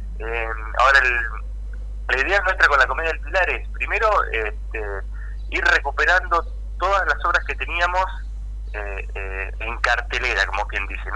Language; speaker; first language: Spanish; native; Spanish